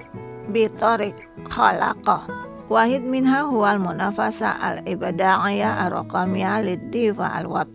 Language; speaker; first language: Arabic; non-native, fluent; Indonesian